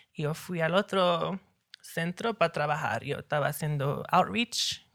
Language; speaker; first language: Spanish; early bilingual, heritage; Spanish